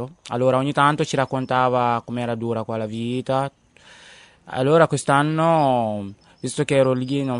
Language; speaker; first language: Italian; early bilingual, other home language; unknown